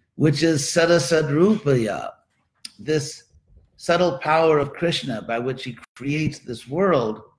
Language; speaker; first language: English; native; English